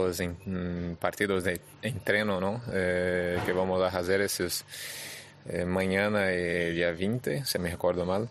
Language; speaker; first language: Spanish; non-native, fluent; Portuguese